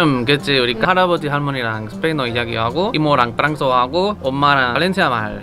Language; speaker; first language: Korean; non-native, learner; Spanish